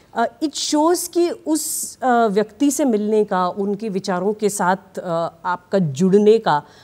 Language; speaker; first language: Hindi; native; Hindi